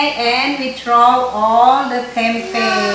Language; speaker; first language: English; non-native, learner; Indonesian